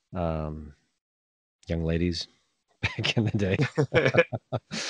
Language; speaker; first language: English; native; English